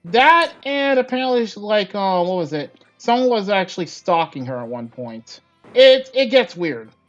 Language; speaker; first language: English; native; English